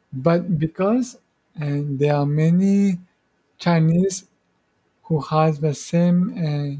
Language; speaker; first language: English; non-native, fluent; Morisyen